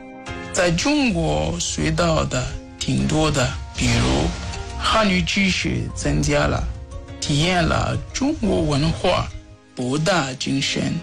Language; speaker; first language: Chinese; non-native, fluent; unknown